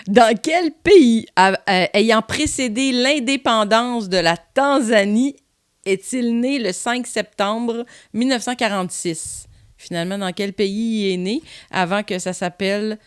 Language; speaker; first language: French; native; French